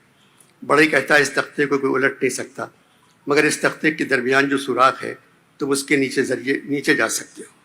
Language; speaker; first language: Urdu; native; Urdu